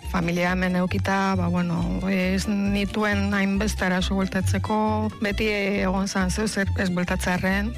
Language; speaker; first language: Basque; non-native, fluent; Romanian